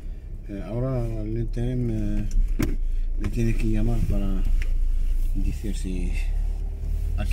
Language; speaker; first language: Spanish; non-native, fluent; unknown